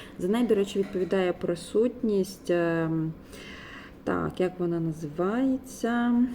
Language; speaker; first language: Ukrainian; non-native, local second language; Russian